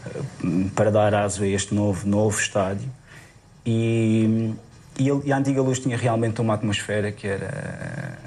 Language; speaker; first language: Portuguese; native; Portuguese